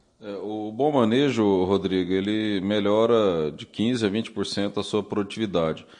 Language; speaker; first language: Portuguese; native; Portuguese